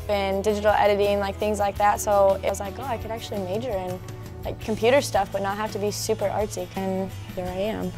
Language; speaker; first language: English; native; English